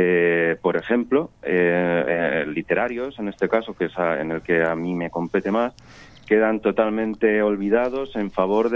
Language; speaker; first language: Spanish; native; Spanish